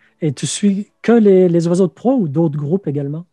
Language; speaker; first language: French; native; French